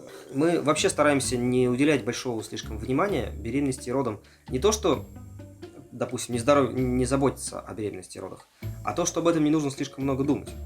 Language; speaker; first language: Russian; native; Russian